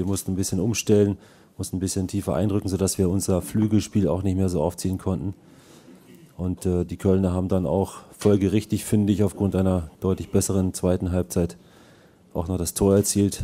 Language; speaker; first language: German; native; German